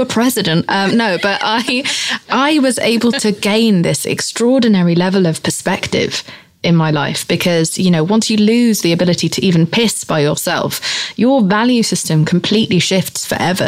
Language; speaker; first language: English; native; English